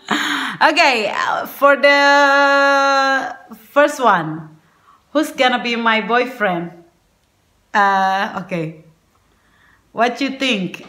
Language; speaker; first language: English; non-native, learner; Indonesian